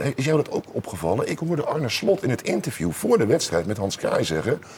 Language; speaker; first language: Dutch; native; Dutch